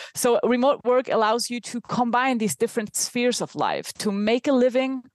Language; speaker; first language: English; non-native, fluent; German